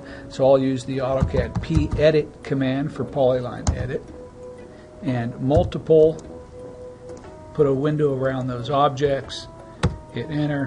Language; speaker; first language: English; native; English